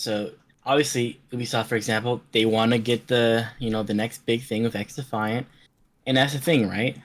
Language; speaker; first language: English; native; English